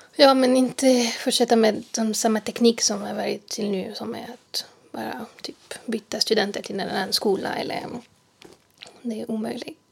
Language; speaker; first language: Swedish; non-native, fluent; French